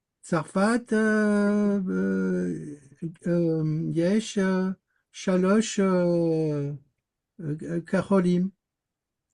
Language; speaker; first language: Hebrew; non-native, learner; French